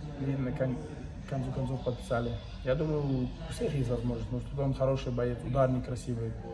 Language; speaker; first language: Russian; non-native, local second language; Uzbek